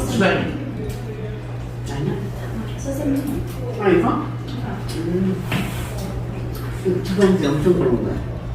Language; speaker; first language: Korean; non-native, learner; Thai